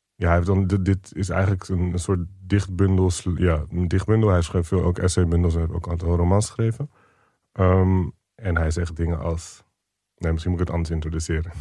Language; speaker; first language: Dutch; native; Dutch